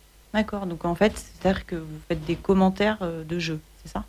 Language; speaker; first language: French; native; French